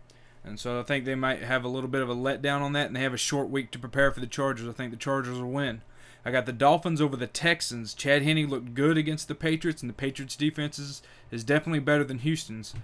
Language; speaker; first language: English; native; English